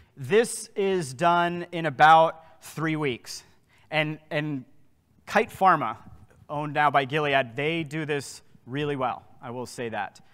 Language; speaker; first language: English; native; English